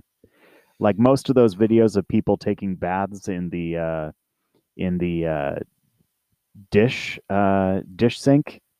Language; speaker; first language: English; native; English